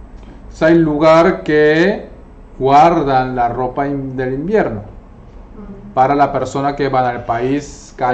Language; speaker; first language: Spanish; non-native, fluent; Korean